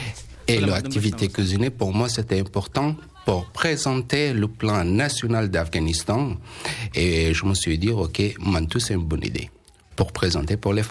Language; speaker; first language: French; non-native, learner; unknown